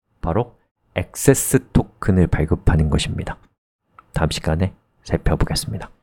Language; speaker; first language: Korean; native; Korean